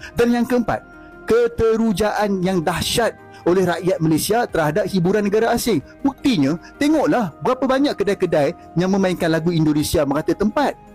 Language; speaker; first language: Malay; native; Malay